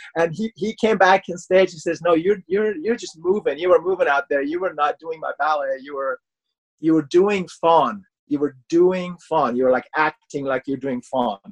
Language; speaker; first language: English; non-native, fluent; Persian